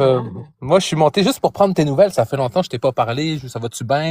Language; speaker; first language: French; native; French